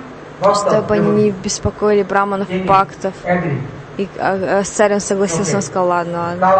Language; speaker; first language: Russian; non-native, learner; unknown